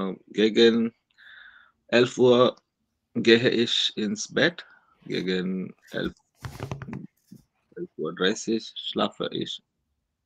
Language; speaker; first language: German; non-native, learner; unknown